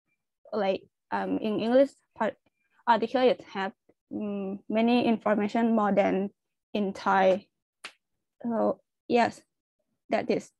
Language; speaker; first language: English; non-native, learner; Thai